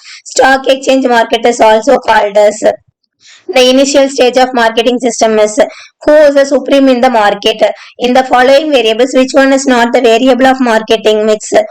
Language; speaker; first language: English; non-native, local second language; Tamil